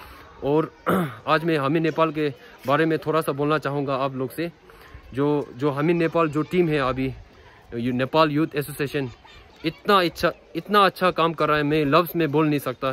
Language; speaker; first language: Hindi; non-native, fluent; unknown